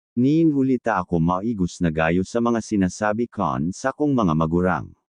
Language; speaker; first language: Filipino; non-native, local second language; Bikol